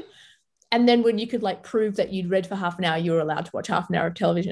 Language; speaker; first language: English; early bilingual, other home language; Arabic